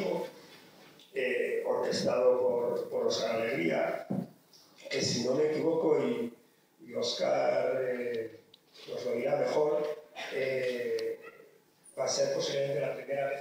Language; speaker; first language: Spanish; native; Spanish